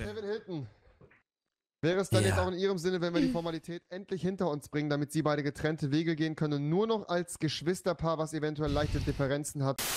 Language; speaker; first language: German; native; German